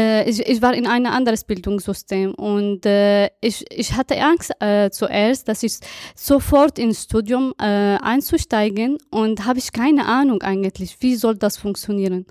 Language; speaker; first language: German; non-native, fluent; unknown